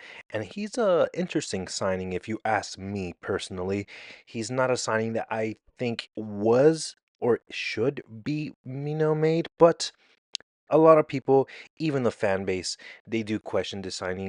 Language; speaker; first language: English; native; English